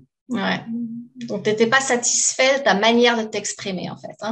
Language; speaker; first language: French; native; French